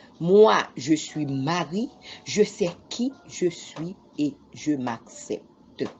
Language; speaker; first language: French; non-native, local second language; Haitian Creole